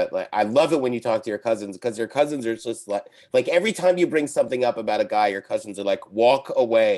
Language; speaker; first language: English; native; English